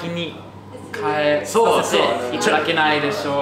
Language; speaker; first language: Japanese; non-native, learner; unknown